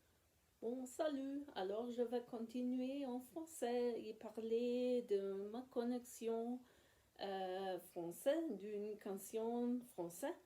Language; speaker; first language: French; non-native, learner; English